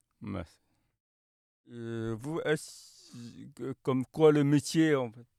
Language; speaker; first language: French; non-native, learner; Chinese